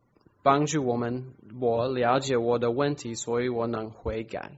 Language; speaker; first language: Chinese; non-native, fluent; English